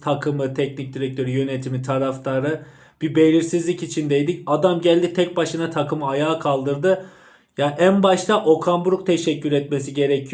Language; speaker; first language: Turkish; native; Turkish